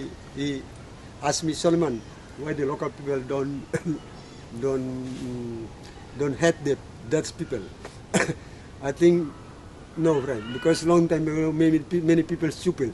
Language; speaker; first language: English; non-native, learner; Indonesian